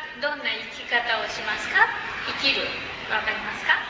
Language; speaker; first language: Japanese; native; Japanese